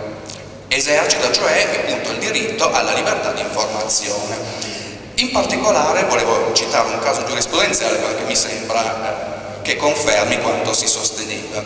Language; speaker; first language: Italian; native; Italian